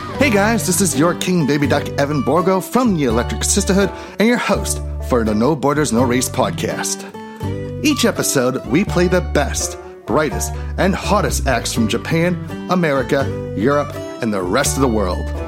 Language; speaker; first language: English; native; English